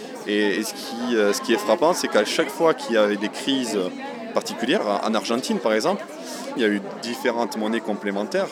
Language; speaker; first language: French; native; French